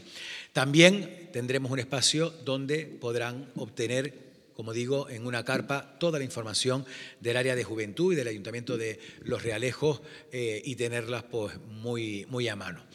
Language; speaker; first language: Spanish; native; Spanish